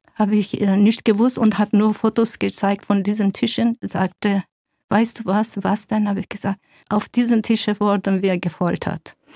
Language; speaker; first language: German; non-native, fluent; Kurdish